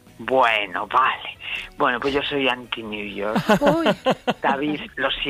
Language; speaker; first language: Spanish; native; Spanish